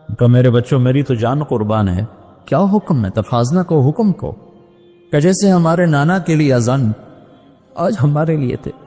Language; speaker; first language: Urdu; non-native, local second language; Punjabi